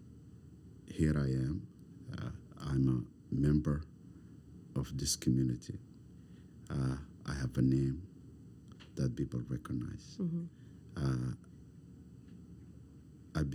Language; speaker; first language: English; non-native, fluent; Somali